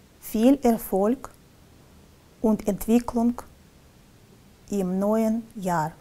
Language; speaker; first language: German; non-native, learner; Russian